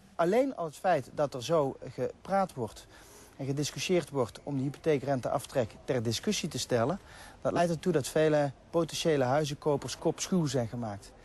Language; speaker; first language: Dutch; native; Dutch